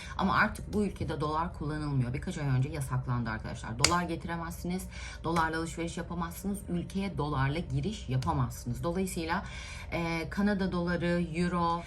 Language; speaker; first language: Turkish; native; Turkish